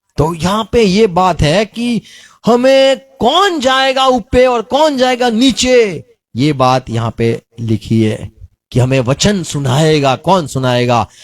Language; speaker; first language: Hindi; non-native, local second language; Gujarati